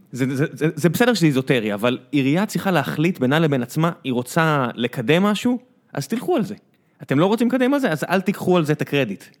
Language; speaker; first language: Hebrew; native; Hebrew